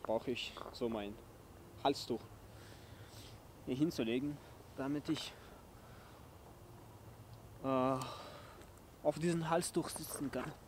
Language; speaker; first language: German; early bilingual, other home language; Chechen